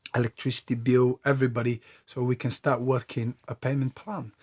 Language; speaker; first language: English; non-native, fluent; Bulgarian